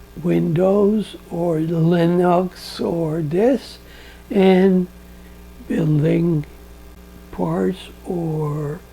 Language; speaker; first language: English; non-native, learner; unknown